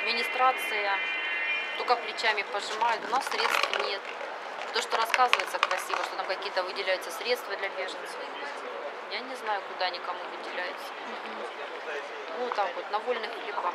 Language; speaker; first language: Russian; native; Russian